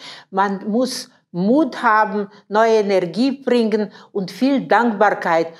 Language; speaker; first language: German; non-native, fluent; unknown